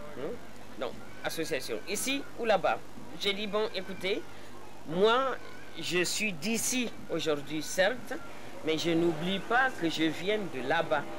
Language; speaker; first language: French; non-native, local second language; Hausa